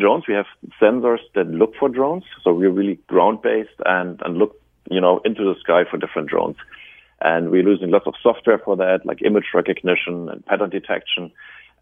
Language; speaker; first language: English; non-native, fluent; German